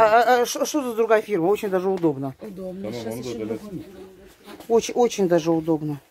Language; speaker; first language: Russian; native; Russian